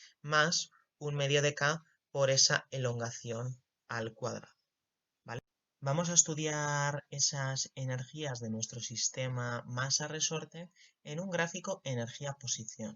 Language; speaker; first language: Spanish; native; Spanish